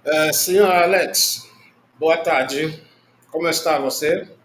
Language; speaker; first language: Portuguese; non-native, learner; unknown